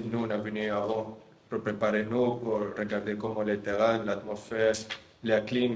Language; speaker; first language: French; non-native, learner; Spanish